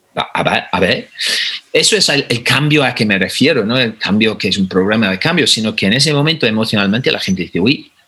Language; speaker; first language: Spanish; non-native, fluent; English